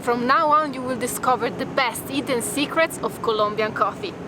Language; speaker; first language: English; non-native, fluent; Italian